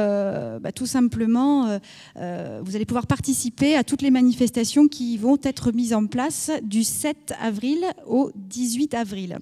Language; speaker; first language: French; native; French